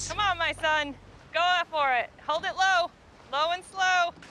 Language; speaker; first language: English; native; English